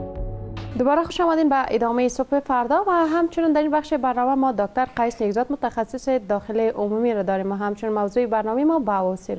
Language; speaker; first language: Persian; native; Persian